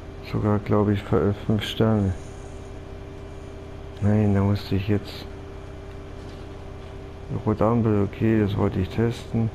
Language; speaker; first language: German; native; German